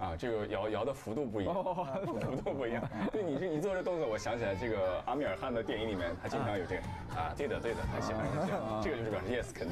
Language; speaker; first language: Chinese; native; Chinese